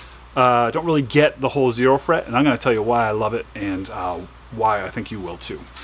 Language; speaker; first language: English; native; English